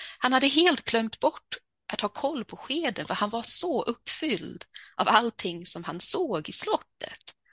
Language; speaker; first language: Swedish; early bilingual, heritage; Swedish